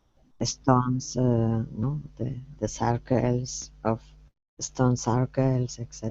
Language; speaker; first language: English; non-native, learner; Spanish